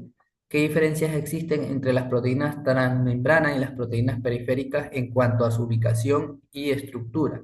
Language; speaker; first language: Spanish; native; Spanish